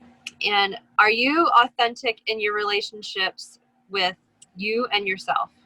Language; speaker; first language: English; native; English